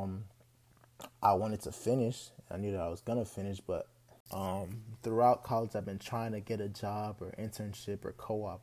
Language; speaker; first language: English; native; English